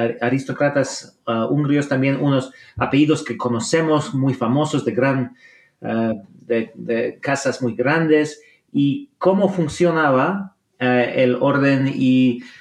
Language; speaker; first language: Spanish; non-native, fluent; English